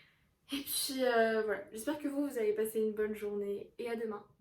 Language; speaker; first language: French; native; French